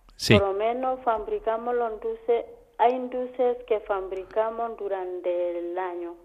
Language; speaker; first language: Spanish; non-native, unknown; Kamba